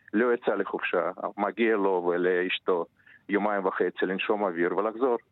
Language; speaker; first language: Hebrew; early bilingual, other home language; Russian